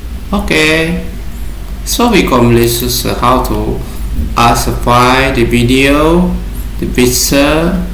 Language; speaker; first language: English; non-native, learner; Vietnamese